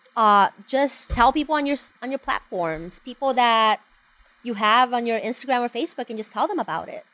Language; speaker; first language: English; non-native, fluent; Spanish